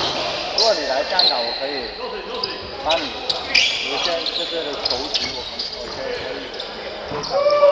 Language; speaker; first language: Chinese; non-native, local second language; Cantonese